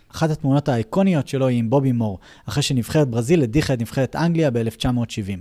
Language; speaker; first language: Hebrew; native; Hebrew